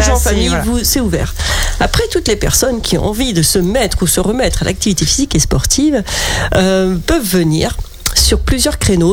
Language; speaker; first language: French; native; French